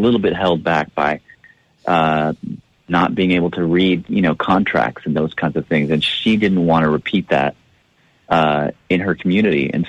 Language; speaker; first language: English; native; English